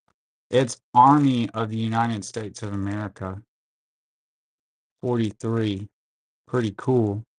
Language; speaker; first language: English; native; English